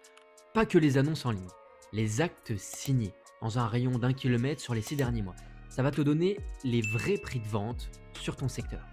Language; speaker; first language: French; native; French